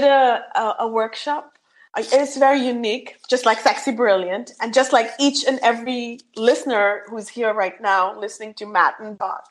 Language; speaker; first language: English; non-native, local second language; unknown